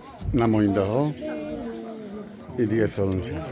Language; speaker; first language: Persian; native; Persian